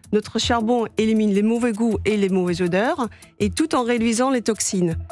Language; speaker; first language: French; non-native, fluent; Dutch